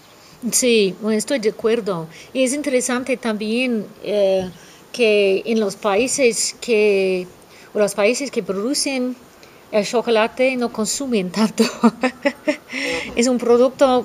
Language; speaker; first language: Spanish; non-native, fluent; English